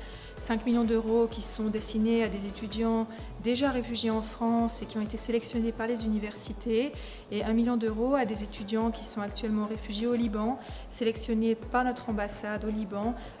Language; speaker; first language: French; native; French